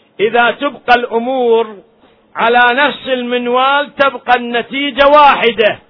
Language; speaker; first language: Arabic; native; Arabic